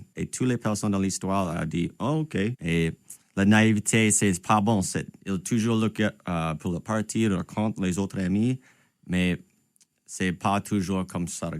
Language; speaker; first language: French; non-native, local second language; English